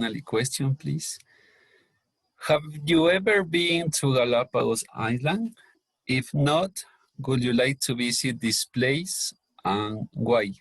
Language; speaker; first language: English; non-native, learner; Spanish